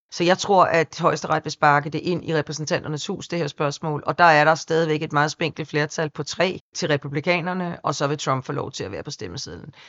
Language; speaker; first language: Danish; native; Danish